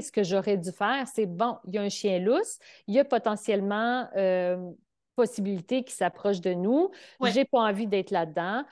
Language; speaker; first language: French; native; French